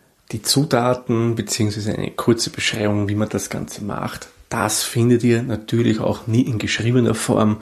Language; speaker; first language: German; native; German